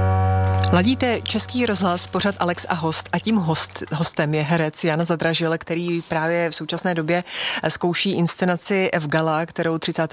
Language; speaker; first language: Czech; native; Czech